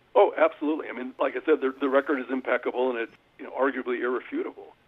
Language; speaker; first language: English; native; English